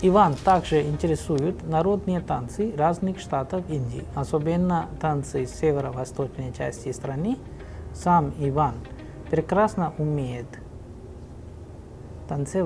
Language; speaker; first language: Russian; non-native, fluent; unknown